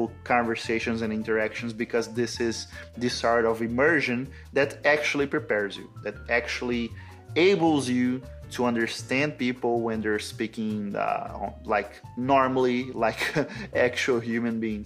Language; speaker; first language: English; non-native, fluent; Portuguese